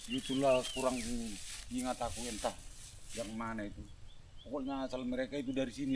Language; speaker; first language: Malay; non-native, local second language; Batak Toba